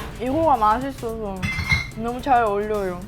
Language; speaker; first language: Korean; early bilingual, heritage; Japanese